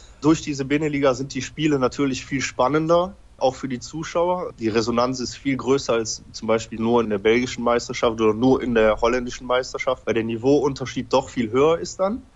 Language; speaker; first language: German; early bilingual, other home language; Polish